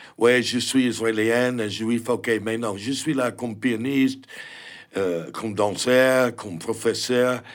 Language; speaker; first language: French; non-native, learner; English